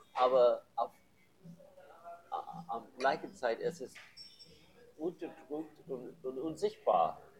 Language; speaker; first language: German; non-native, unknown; English